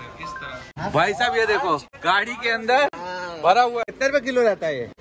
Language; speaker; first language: Hindi; native; Hindi